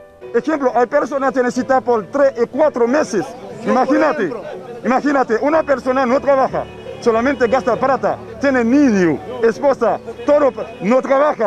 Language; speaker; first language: Spanish; non-native, learner; Haitian Creole